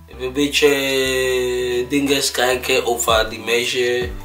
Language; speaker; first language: Dutch; non-native, learner; Akan